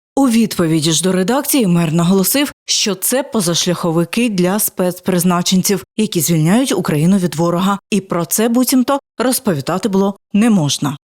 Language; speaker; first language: Ukrainian; native; Ukrainian